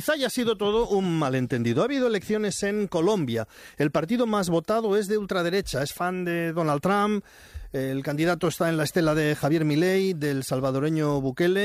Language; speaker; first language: Spanish; native; Spanish